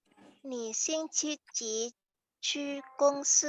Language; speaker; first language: Chinese; non-native, learner; Indonesian